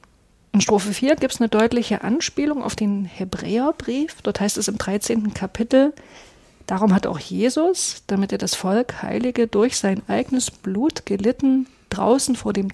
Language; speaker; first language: German; native; German